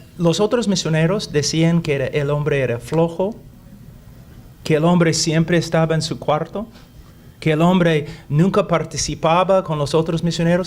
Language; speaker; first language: Spanish; non-native, fluent; English